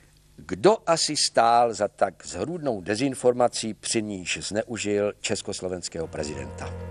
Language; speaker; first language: Czech; native; Czech